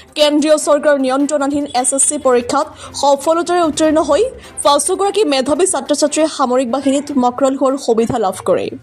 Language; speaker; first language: Assamese; non-native, local second language; Hindi